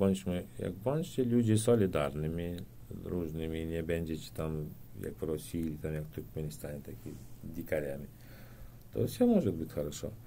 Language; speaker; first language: Polish; non-native, learner; Turkmen